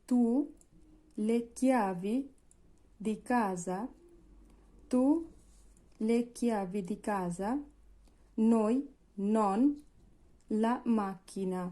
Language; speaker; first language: Italian; non-native, fluent; Bangla